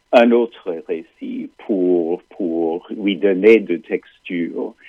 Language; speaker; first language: French; non-native, fluent; English